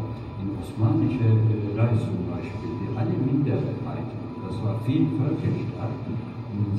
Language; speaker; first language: German; non-native, fluent; Turkish